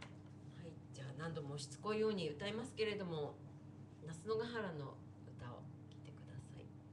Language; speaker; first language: Japanese; native; Japanese